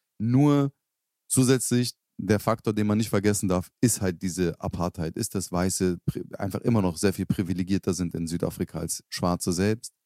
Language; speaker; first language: German; native; German